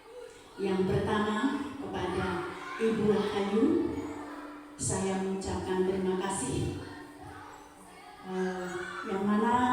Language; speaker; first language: Indonesian; non-native, local second language; Javanese